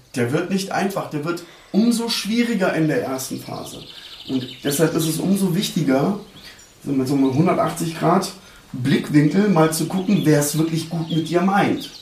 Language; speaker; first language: German; early bilingual, other home language; Turkish